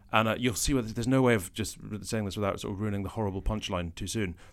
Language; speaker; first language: English; native; English